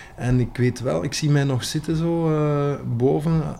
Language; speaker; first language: Dutch; native; Dutch